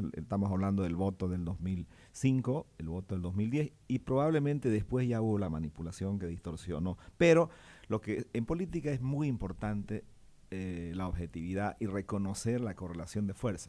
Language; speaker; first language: Spanish; native; Spanish